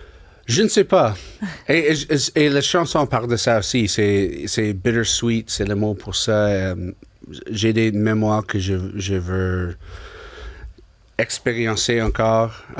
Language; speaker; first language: French; non-native, local second language; English